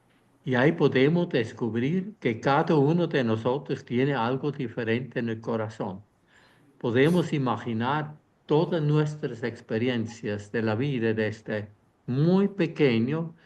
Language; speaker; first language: Spanish; non-native, fluent; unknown